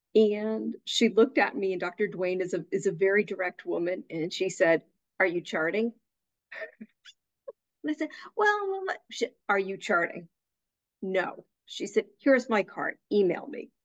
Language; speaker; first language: English; native; English